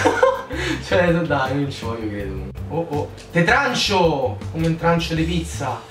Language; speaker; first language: Italian; native; Italian